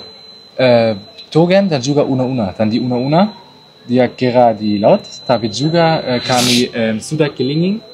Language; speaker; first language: Indonesian; non-native, learner; German